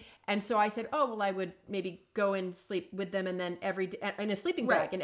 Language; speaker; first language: English; native; English